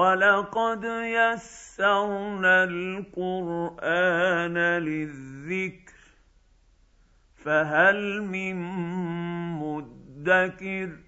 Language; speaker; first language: Arabic; native; Arabic